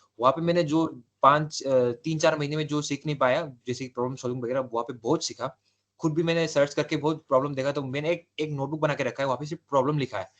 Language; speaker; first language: Hindi; non-native, local second language; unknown